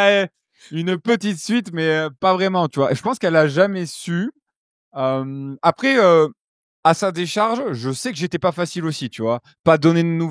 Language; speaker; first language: French; native; French